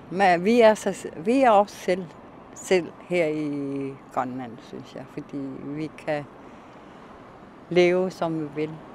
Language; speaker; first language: Danish; non-native, local second language; Kalaallisut